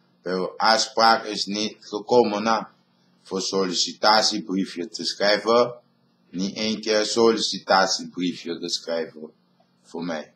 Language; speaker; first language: Dutch; non-native, local second language; Papiamento